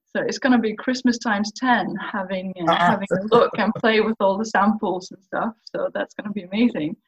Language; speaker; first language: English; non-native, fluent; Faroese